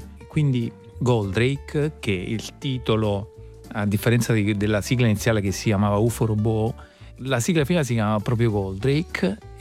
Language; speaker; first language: Italian; native; Italian